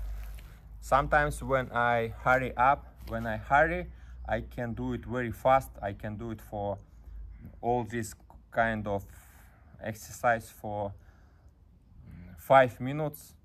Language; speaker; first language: English; non-native, learner; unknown